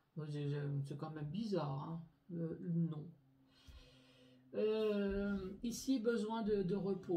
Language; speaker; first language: French; native; French